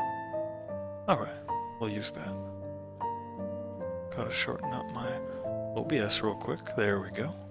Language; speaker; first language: English; native; English